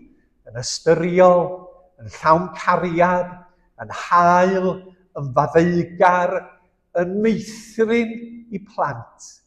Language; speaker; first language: Welsh; native; Welsh